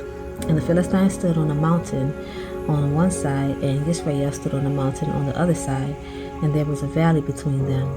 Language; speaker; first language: English; native; English